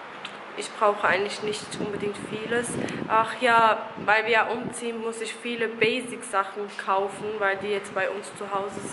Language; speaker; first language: German; early bilingual, other home language; Albanian